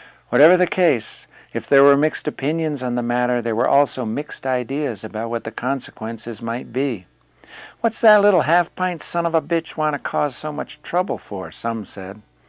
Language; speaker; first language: English; native; English